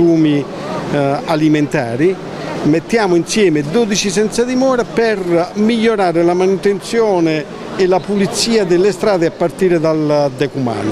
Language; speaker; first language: Italian; native; Italian